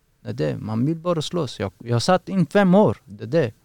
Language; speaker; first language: Swedish; non-native, learner; Persian